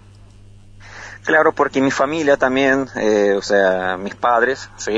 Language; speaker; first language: Spanish; non-native, fluent; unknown